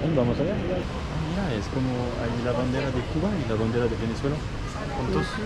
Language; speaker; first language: Spanish; non-native, fluent; French